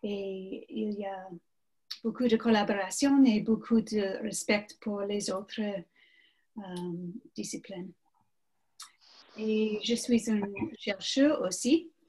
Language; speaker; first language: French; non-native, learner; English